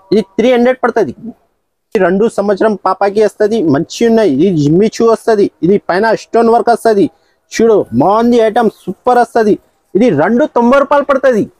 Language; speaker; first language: Telugu; non-native, local second language; Urdu